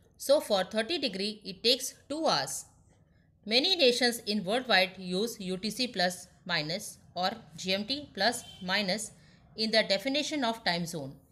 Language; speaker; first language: English; non-native, local second language; Hindi